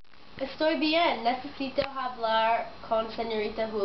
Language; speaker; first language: Spanish; non-native, learner; English